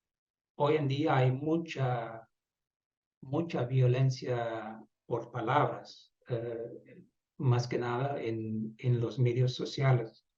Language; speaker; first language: Spanish; non-native, fluent; Dutch